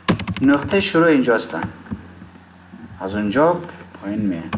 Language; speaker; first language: Persian; native; Persian